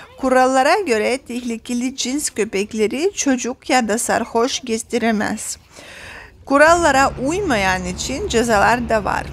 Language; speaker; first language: Turkish; non-native, fluent; Russian